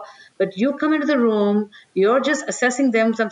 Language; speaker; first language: English; non-native, local second language; Tamil